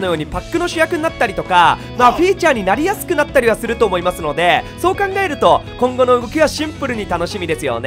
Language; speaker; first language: Japanese; native; Japanese